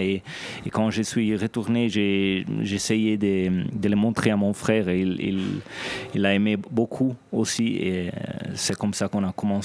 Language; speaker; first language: French; non-native, local second language; Italian